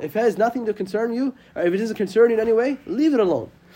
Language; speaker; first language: English; native; English